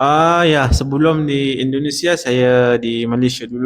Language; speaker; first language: Indonesian; non-native, learner; Arabic